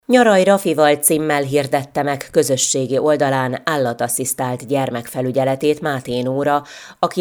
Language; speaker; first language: Hungarian; native; Hungarian